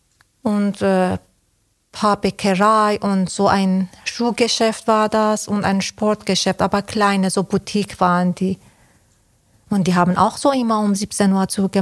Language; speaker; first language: German; non-native, fluent; Persian